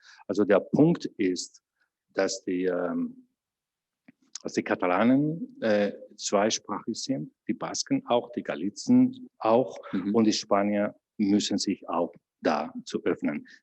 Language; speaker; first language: German; non-native, fluent; Spanish